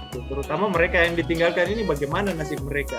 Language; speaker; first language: Indonesian; native; Indonesian